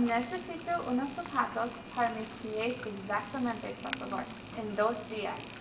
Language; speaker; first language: Spanish; non-native, learner; English